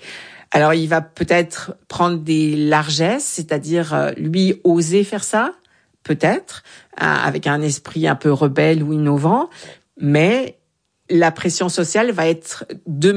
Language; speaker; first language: French; native; French